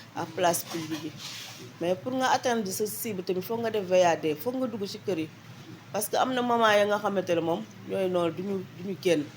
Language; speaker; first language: Wolof; native; Wolof